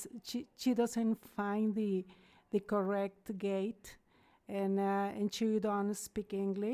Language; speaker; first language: English; non-native, learner; Spanish